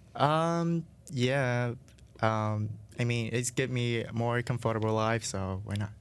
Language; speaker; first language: English; non-native, fluent; Vietnamese